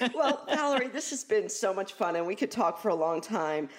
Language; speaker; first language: English; native; English